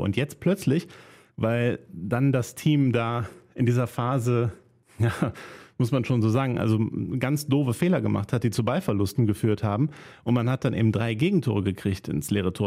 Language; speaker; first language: German; native; German